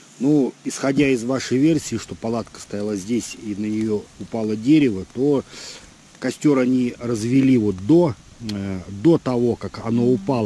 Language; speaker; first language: Russian; native; Russian